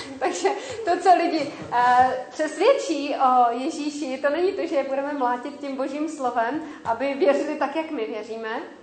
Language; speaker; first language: Czech; native; Czech